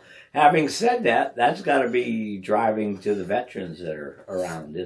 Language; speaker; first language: English; native; English